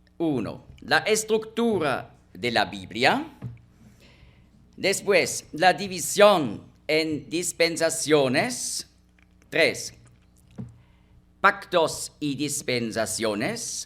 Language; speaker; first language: Spanish; non-native, fluent; German